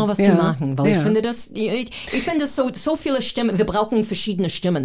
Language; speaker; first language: German; non-native, fluent; English